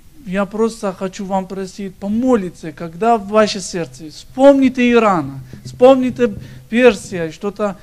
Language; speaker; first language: Russian; non-native, learner; Persian